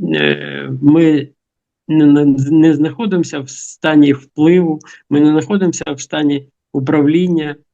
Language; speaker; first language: Ukrainian; non-native, local second language; Russian